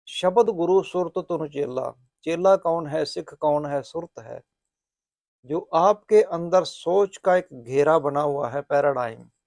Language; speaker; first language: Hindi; non-native, local second language; Punjabi